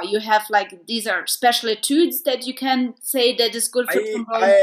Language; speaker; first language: English; non-native, fluent; German